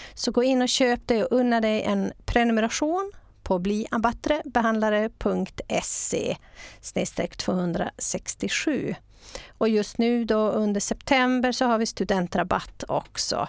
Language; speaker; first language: Swedish; native; Swedish